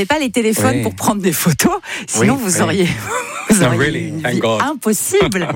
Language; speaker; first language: French; native; French